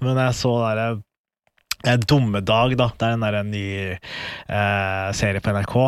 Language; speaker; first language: Norwegian; early bilingual, other home language; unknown